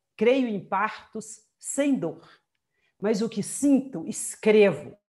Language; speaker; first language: Portuguese; native; Portuguese